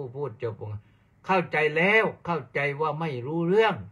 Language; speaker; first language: Thai; native; Thai